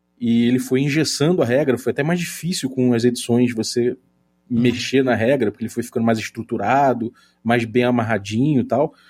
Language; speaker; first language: Portuguese; native; Portuguese